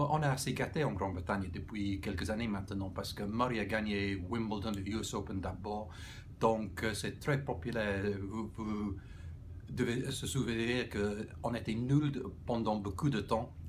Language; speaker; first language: French; non-native, fluent; English